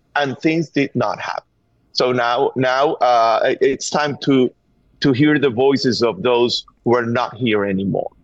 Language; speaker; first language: English; non-native, fluent; Spanish